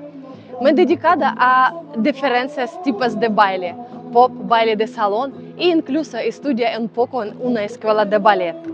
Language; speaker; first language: Spanish; non-native, fluent; Ukrainian